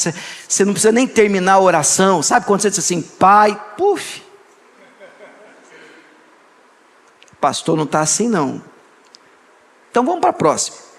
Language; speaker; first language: Portuguese; native; Portuguese